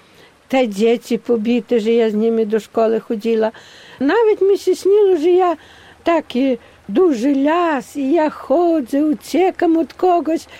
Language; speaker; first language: Polish; non-native, local second language; Ukrainian